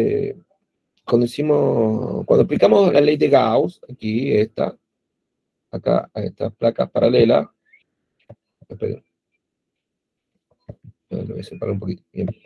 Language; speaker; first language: Spanish; native; Spanish